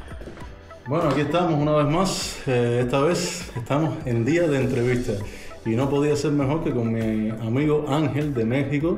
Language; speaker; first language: Spanish; native; Spanish